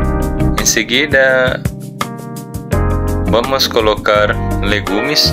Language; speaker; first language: Portuguese; non-native, learner; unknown